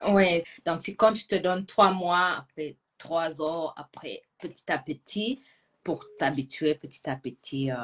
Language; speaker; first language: French; non-native, fluent; Gusii